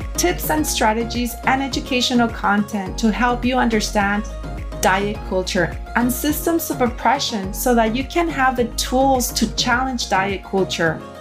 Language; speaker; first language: English; early bilingual, other home language; Spanish